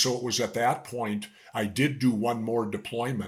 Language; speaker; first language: English; native; English